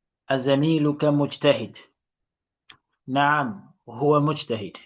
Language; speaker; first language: Arabic; non-native, fluent; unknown